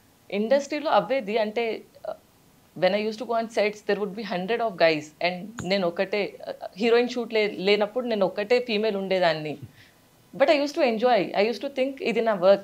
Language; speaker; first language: Telugu; non-native, local second language; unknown